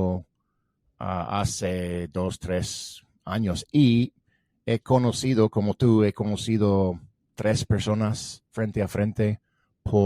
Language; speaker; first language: Spanish; non-native, fluent; English